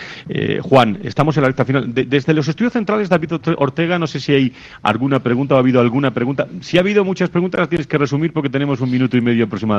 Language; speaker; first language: Spanish; native; Spanish